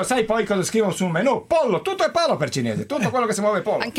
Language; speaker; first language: Italian; non-native, fluent; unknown